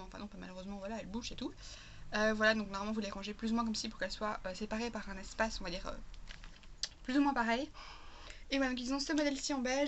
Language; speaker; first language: French; native; French